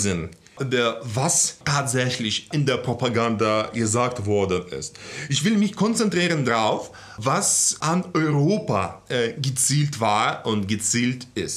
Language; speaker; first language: German; non-native, fluent; Russian